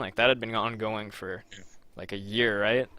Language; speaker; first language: English; native; English